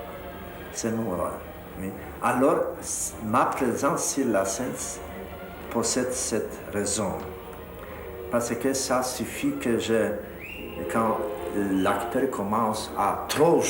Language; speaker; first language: French; non-native, fluent; Polish